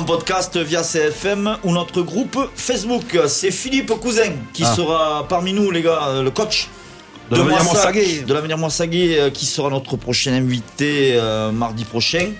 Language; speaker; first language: French; native; French